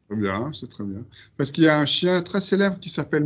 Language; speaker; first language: French; non-native, fluent; Dutch